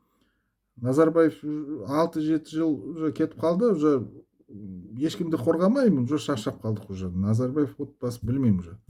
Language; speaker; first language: Kazakh; non-native, local second language; Russian